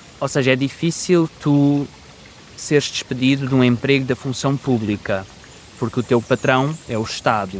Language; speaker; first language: Portuguese; native; Portuguese